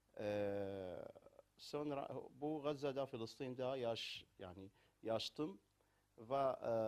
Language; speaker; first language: Turkish; non-native, learner; Arabic